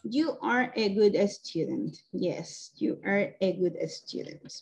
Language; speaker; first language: English; non-native, local second language; Spanish